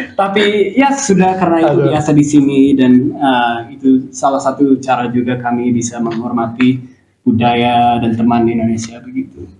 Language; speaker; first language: Indonesian; non-native, fluent; English